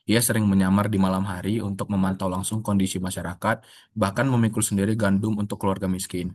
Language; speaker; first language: Indonesian; native; Indonesian